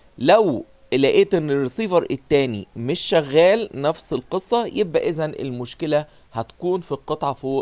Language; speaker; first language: Arabic; native; Arabic